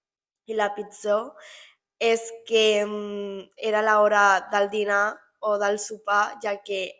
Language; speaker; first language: Catalan; non-native, local second language; Spanish